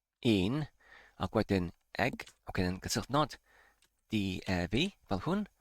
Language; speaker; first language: Welsh; non-native, learner; Polish